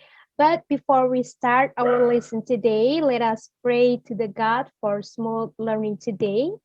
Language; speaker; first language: English; non-native, learner; Indonesian